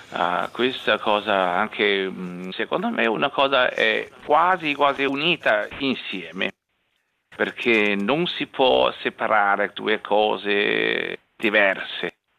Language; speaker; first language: Italian; non-native, learner; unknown